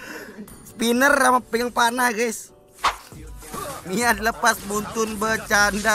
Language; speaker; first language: Indonesian; native; Indonesian